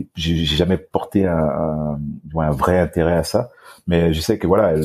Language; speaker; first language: French; native; French